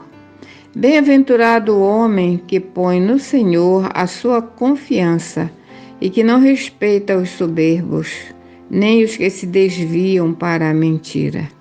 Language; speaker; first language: Portuguese; native; Portuguese